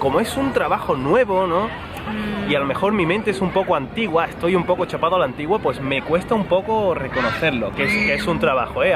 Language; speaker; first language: Spanish; native; Spanish